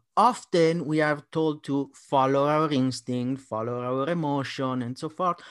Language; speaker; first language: English; non-native, fluent; Italian